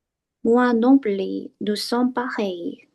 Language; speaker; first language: French; non-native, learner; Korean